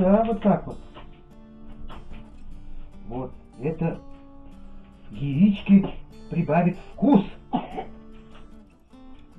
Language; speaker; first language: Russian; native; Russian